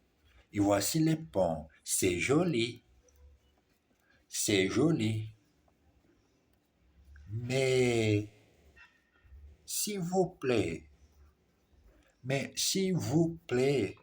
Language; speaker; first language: French; non-native, learner; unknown